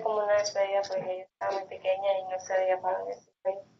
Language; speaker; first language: Spanish; native; Spanish